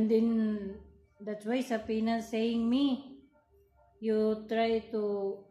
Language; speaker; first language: English; non-native, local second language; Filipino